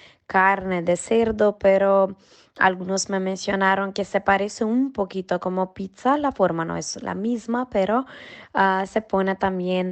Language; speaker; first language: Spanish; non-native, fluent; Macedonian